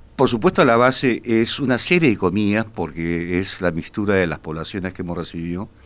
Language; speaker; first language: Spanish; native; Spanish